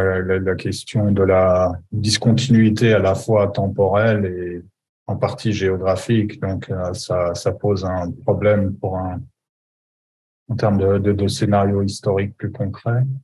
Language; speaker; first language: French; native; French